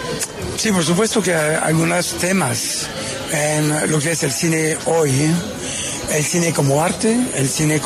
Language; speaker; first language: Spanish; non-native, fluent; French